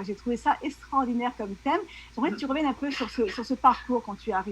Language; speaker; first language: French; native; French